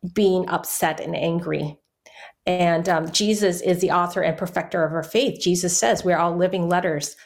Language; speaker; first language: English; early bilingual, other home language; Chinese